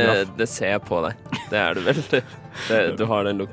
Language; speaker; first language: Norwegian; native; Norwegian